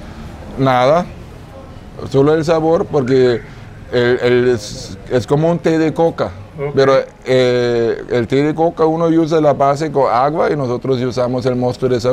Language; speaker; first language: Spanish; non-native, fluent; German